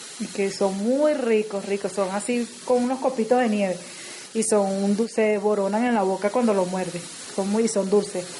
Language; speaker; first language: Spanish; native; Spanish